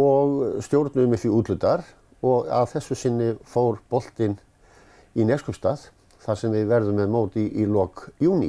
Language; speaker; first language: Icelandic; native; Icelandic